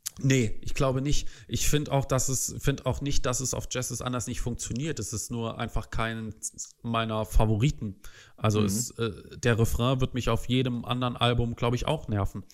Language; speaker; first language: German; native; German